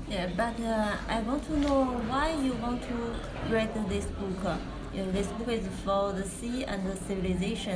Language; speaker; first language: English; non-native, learner; Chinese